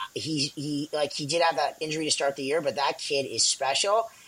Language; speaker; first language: English; native; English